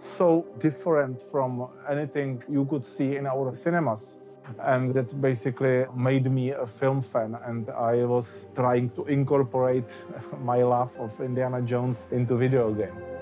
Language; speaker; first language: English; non-native, fluent; Czech